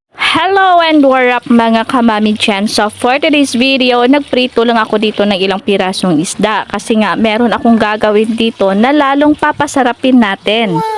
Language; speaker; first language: Filipino; non-native, local second language; Cebuano